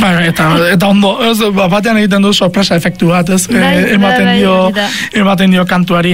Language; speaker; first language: Basque; native; Basque